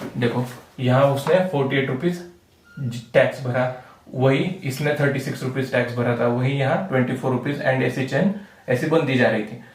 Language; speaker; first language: Hindi; non-native, local second language; Marathi